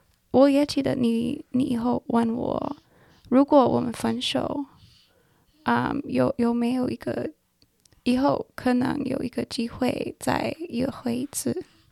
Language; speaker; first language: Chinese; non-native, learner; English